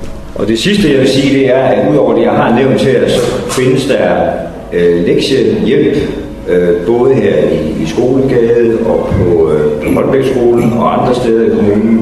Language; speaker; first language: Danish; native; Danish